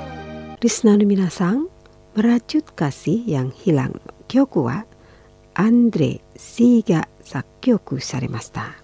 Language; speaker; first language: Japanese; non-native, fluent; Indonesian